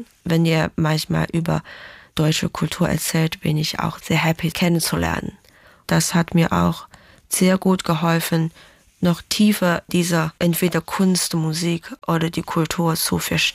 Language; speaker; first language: German; non-native, fluent; Chinese